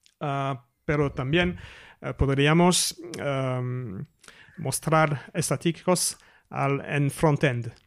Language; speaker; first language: Spanish; non-native, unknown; French